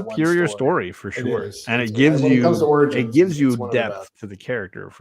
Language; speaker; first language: English; native; English